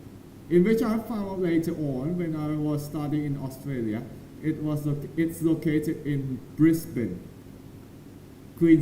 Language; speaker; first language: English; non-native, learner; Thai